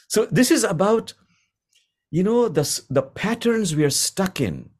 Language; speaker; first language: English; non-native, local second language; Bangla